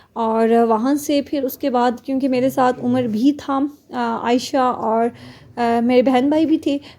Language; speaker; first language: Urdu; native; Urdu